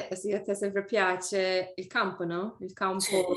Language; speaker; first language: Italian; non-native, learner; English